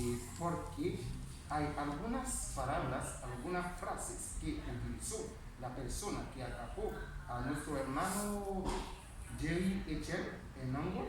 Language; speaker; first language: Spanish; non-native, learner; Haitian Creole